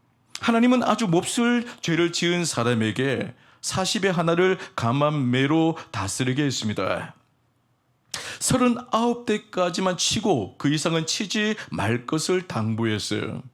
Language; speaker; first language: Korean; native; Korean